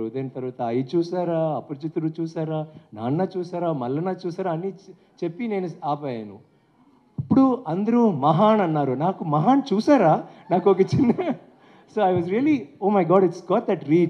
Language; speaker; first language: Telugu; non-native, learner; Tamil